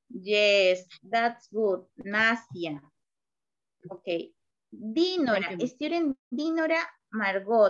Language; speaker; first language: English; non-native, learner; Spanish